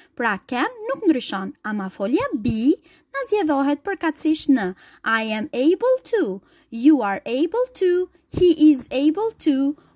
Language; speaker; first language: English; non-native, fluent; Albanian